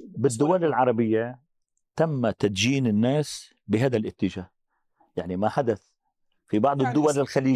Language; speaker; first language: Arabic; native; Arabic